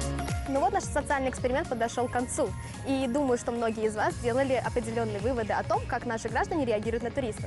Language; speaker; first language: Russian; native; Russian